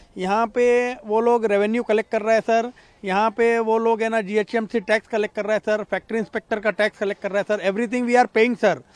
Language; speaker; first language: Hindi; non-native, local second language; Urdu